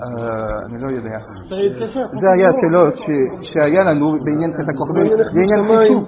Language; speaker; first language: Hebrew; non-native, fluent; French